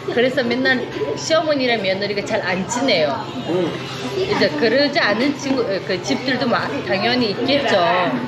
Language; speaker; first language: Korean; non-native, fluent; Uzbek